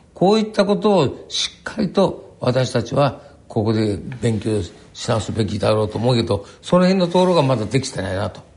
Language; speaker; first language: Japanese; native; Japanese